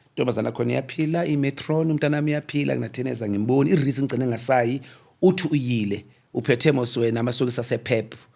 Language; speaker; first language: Zulu; non-native, local second language; Xhosa